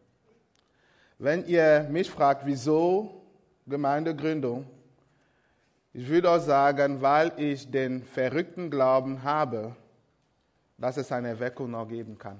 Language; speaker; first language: German; non-native, fluent; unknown